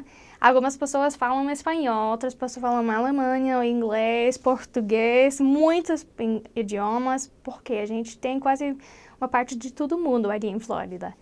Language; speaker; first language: Portuguese; non-native, learner; English